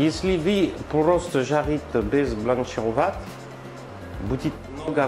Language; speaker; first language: Russian; non-native, learner; French